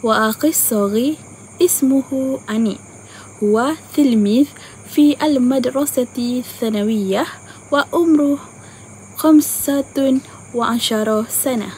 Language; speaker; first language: Arabic; non-native, learner; Malay